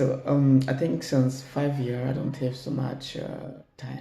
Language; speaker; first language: English; non-native, learner; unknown